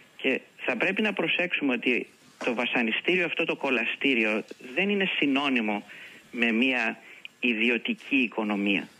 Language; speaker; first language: Greek; native; Greek